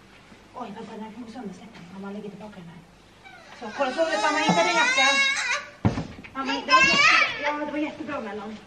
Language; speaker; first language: Swedish; native; Swedish